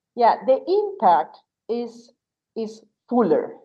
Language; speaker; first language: English; non-native, fluent; Spanish